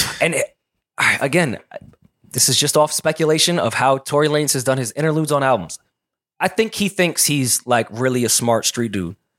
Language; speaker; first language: English; native; English